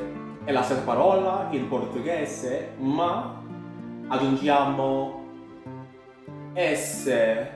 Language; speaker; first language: Italian; non-native, learner; English